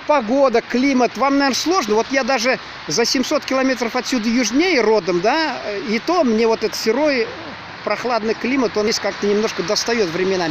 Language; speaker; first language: Russian; native; Russian